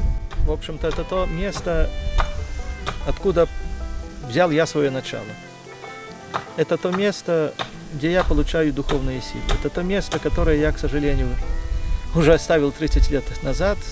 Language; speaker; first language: Russian; native; Russian